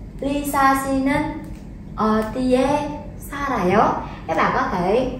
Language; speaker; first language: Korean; non-native, fluent; Vietnamese